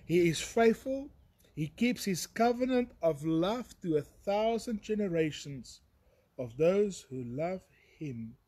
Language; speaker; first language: English; non-native, local second language; Afrikaans